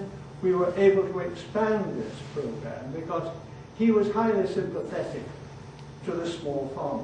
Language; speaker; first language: English; native; English